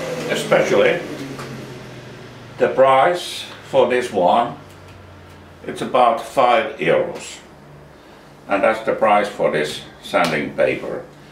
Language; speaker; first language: English; non-native, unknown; Finnish